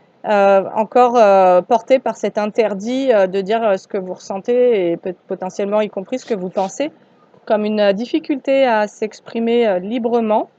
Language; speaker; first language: French; native; French